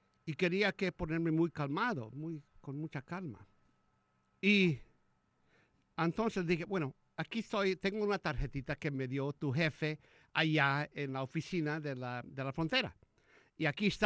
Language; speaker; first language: Spanish; early bilingual, heritage; Spanish